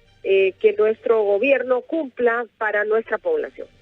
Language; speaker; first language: Spanish; native; Spanish